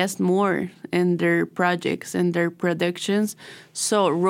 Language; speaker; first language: English; non-native, learner; Spanish